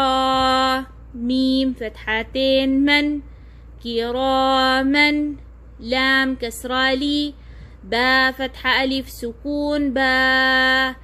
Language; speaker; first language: Arabic; non-native, fluent; Oromo